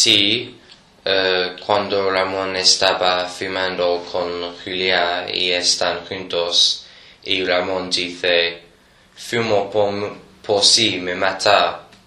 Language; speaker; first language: Spanish; non-native, learner; English